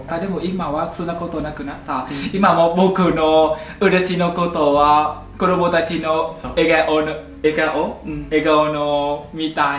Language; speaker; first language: Japanese; non-native, learner; Vietnamese